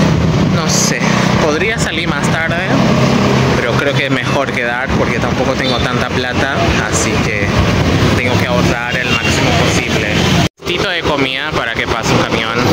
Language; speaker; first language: Spanish; non-native, fluent; Portuguese